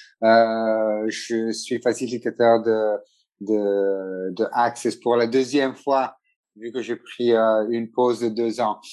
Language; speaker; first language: French; non-native, fluent; Italian